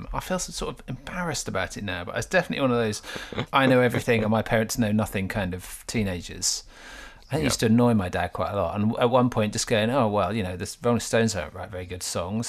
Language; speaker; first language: English; native; English